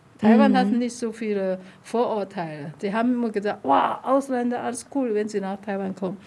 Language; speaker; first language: German; non-native, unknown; Chinese